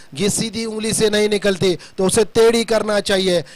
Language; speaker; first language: Hindi; non-native, local second language; Marathi